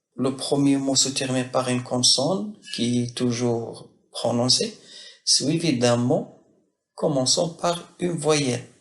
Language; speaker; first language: French; non-native, local second language; Arabic